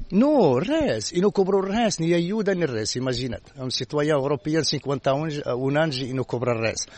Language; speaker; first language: Catalan; non-native, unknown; Arabic